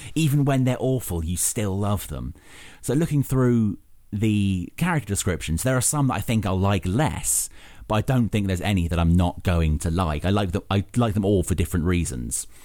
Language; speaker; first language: English; native; English